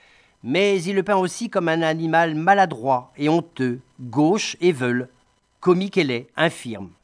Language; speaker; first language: French; native; French